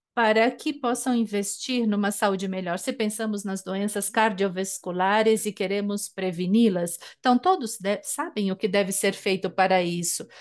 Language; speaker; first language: Portuguese; non-native, fluent; German